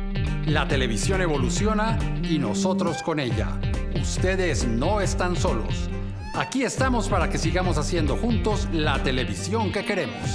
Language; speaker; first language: Spanish; native; Spanish